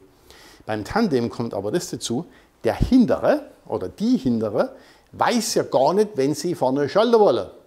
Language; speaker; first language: German; native; German